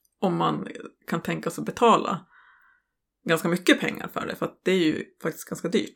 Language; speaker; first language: Swedish; native; Swedish